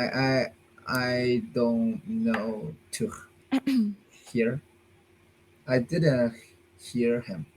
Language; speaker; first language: English; non-native, learner; Chinese